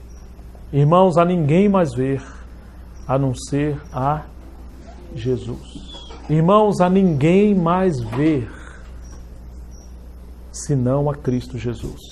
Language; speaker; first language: Portuguese; native; Portuguese